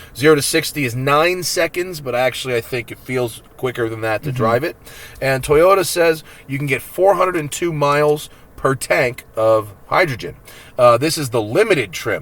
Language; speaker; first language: English; native; English